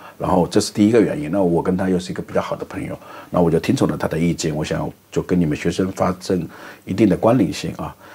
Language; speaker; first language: Chinese; native; Chinese